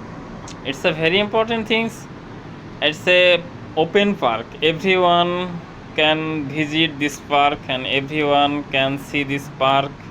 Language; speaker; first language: English; non-native, learner; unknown